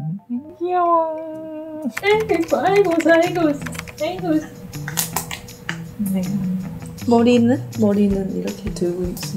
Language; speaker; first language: Korean; non-native, fluent; Cantonese